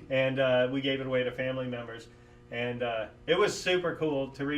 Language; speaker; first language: English; native; English